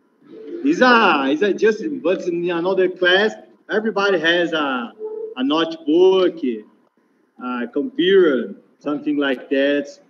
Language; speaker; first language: English; non-native, learner; Portuguese